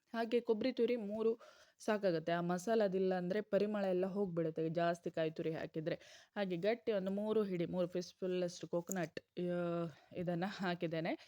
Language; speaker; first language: Kannada; non-native, local second language; Konkani